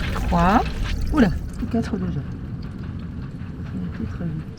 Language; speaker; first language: French; native; French